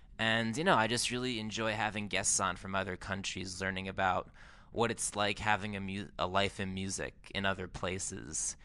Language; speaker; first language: English; native; English